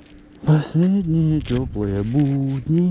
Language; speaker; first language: Russian; native; Russian